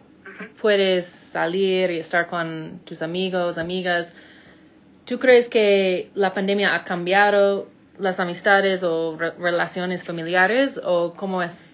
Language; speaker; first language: Spanish; non-native, fluent; English